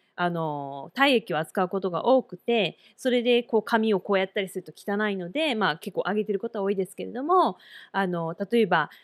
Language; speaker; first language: Japanese; native; Japanese